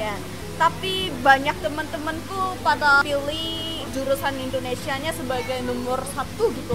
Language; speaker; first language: Indonesian; non-native, fluent; Korean